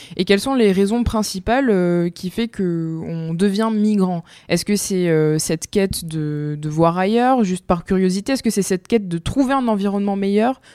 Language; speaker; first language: French; native; French